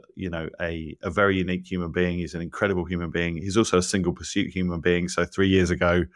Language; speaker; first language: English; native; English